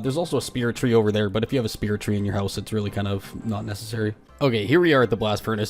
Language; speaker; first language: English; native; English